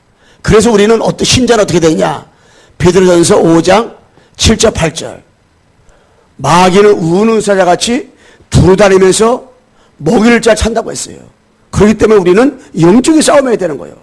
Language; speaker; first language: Korean; native; Korean